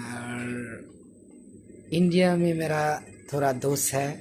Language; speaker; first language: Hindi; non-native, learner; Bangla